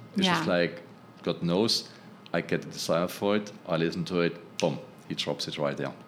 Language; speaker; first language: English; non-native, fluent; German